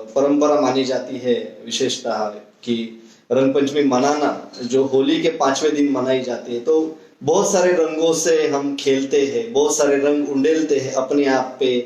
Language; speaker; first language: Hindi; non-native, local second language; Marathi